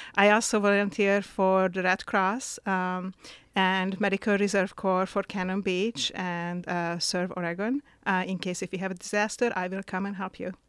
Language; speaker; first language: English; non-native, fluent; Hungarian